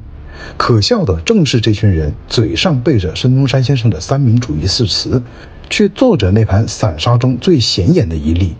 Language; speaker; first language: Chinese; native; Chinese